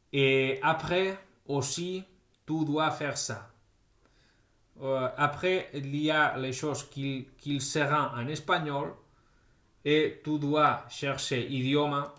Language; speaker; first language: French; non-native, fluent; Spanish